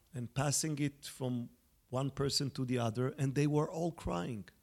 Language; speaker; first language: English; non-native, fluent; Hebrew